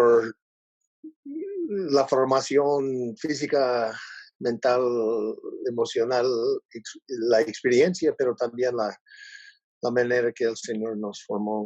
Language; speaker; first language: Spanish; non-native, learner; English